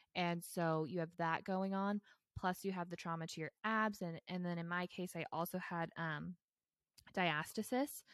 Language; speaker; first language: English; native; English